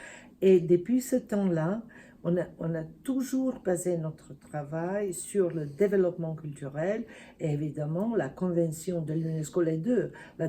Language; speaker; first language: French; non-native, fluent; Serbian